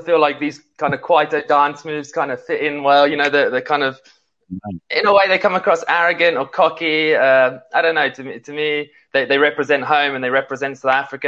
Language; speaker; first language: English; native; English